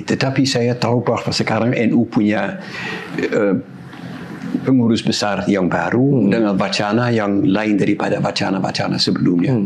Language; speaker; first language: Indonesian; non-native, fluent; Dutch